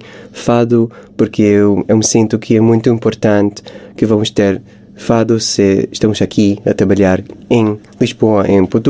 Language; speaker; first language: Portuguese; non-native, fluent; Hebrew